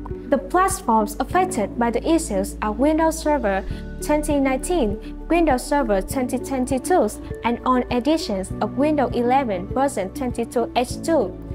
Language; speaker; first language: English; non-native, fluent; Vietnamese